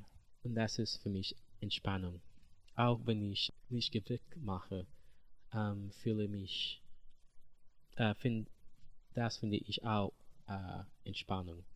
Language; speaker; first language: German; non-native, learner; English